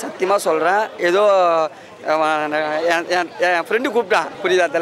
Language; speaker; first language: Tamil; native; Tamil